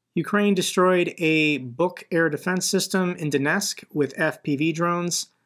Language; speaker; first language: English; native; English